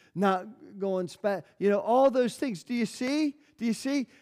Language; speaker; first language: English; native; English